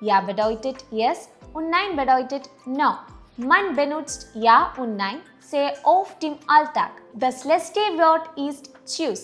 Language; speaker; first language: German; non-native, fluent; Malayalam